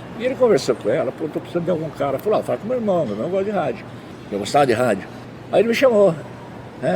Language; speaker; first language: Portuguese; native; Portuguese